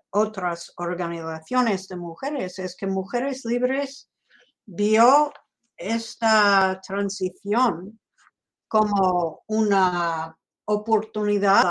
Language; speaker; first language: Spanish; non-native, fluent; English